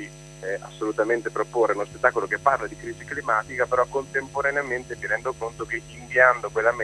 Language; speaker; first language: Italian; native; Italian